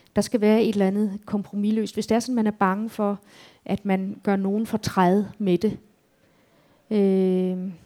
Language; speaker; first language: Danish; native; Danish